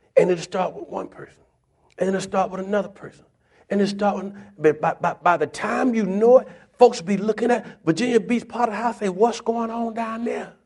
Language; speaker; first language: English; native; English